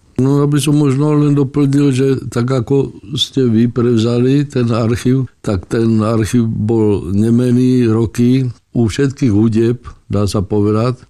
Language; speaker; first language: Slovak; native; Slovak